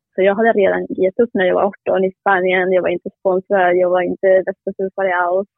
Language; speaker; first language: Swedish; non-native, fluent; Spanish